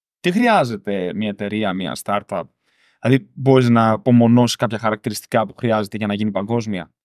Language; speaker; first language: Greek; native; Greek